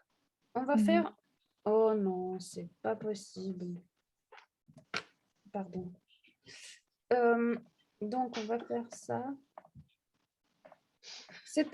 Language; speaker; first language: French; non-native, fluent; Russian